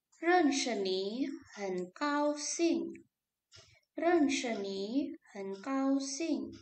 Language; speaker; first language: Chinese; non-native, fluent; Indonesian